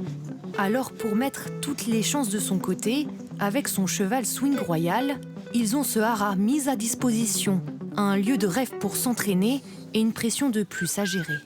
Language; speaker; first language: French; native; French